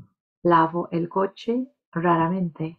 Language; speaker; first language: Spanish; non-native, fluent; English